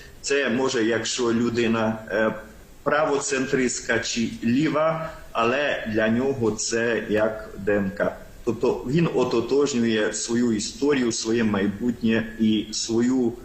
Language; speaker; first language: Ukrainian; non-native, local second language; Hungarian